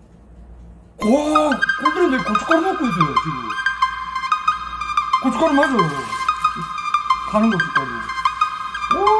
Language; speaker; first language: Korean; native; Korean